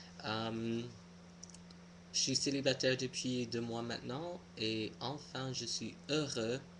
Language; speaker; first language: French; non-native, fluent; English